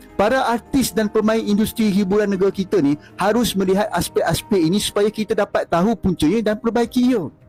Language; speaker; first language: Malay; native; Malay